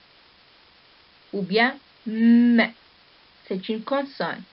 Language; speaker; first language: French; non-native, local second language; Arabic